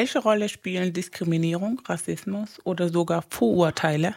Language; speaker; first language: German; non-native, fluent; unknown